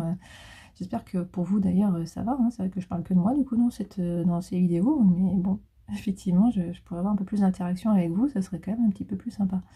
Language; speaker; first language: French; native; French